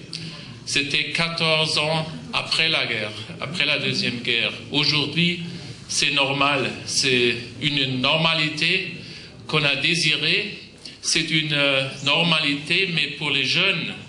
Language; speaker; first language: French; non-native, fluent; German